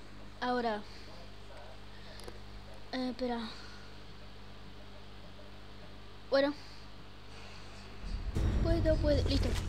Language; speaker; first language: Spanish; native; Spanish